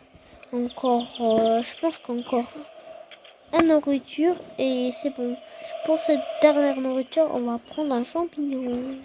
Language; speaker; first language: French; non-native, fluent; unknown